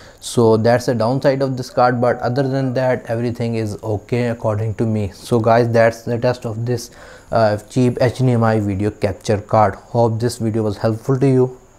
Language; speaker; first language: English; non-native, local second language; Urdu